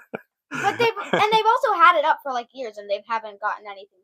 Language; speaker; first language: English; native; English